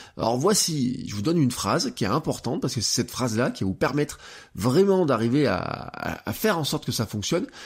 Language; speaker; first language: French; native; French